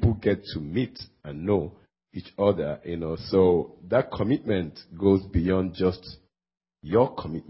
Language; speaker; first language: English; non-native, local second language; Igbo